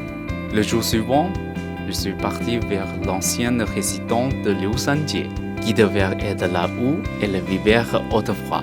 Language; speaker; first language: French; non-native, learner; Chinese